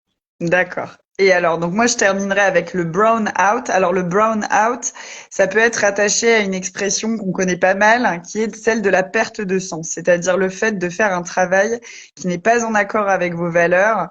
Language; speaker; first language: French; native; French